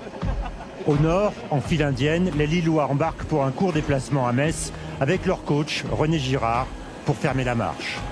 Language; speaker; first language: French; native; French